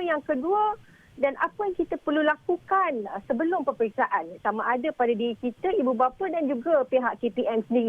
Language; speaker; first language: Malay; native; Malay